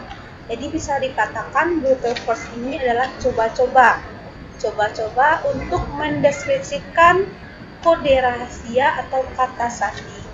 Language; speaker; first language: Indonesian; native; Indonesian